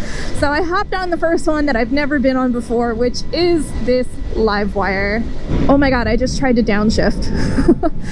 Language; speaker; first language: English; native; English